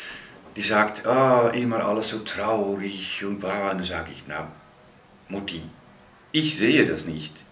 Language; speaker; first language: German; non-native, fluent; Dutch